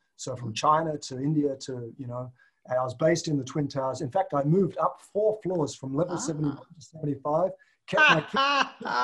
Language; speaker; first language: English; native; English